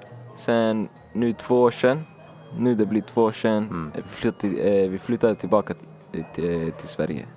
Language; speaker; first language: Swedish; early bilingual, other home language; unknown